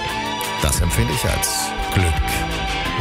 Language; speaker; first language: German; native; German